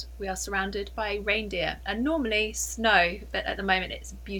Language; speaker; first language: English; native; English